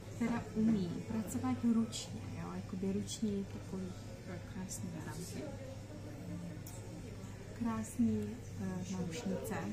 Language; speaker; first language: Czech; non-native, learner; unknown